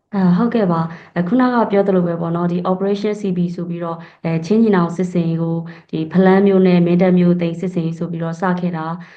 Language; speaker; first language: Burmese; native; Burmese